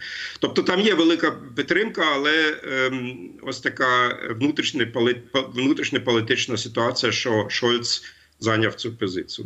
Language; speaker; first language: Ukrainian; non-native, fluent; German